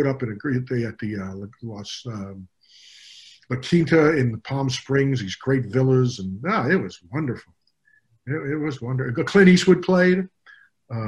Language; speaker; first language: English; native; English